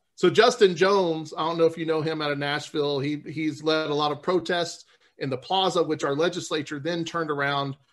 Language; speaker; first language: English; native; English